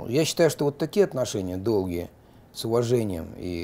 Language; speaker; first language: Russian; native; Russian